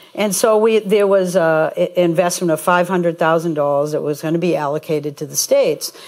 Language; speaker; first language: English; native; English